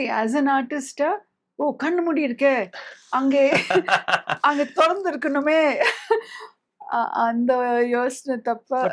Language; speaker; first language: Tamil; non-native, local second language; English